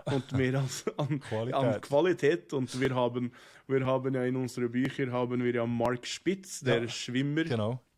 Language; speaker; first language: German; non-native, learner; Norwegian